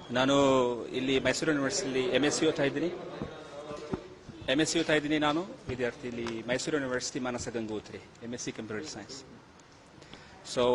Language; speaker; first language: Kannada; non-native, learner; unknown